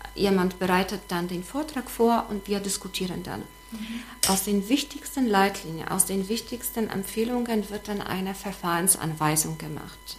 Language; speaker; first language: German; non-native, fluent; Polish